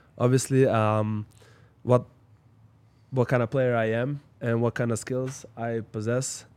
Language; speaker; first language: English; non-native, fluent; Slovenian